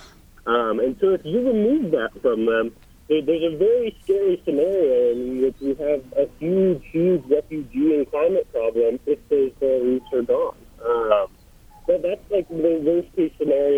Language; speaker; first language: English; native; English